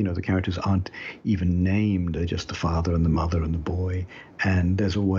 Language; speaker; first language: English; native; English